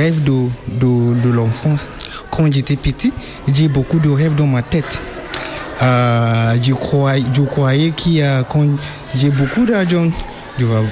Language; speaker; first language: French; non-native, learner; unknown